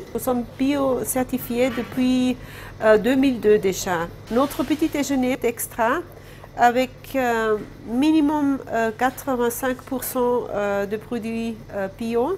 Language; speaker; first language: French; non-native, fluent; German